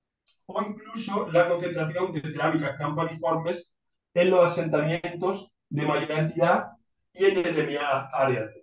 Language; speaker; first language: Spanish; native; Spanish